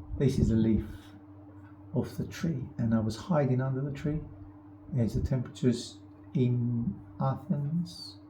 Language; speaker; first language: English; non-native, fluent; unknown